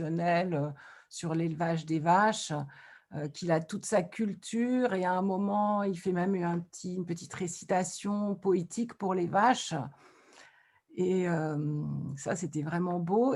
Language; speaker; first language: French; native; French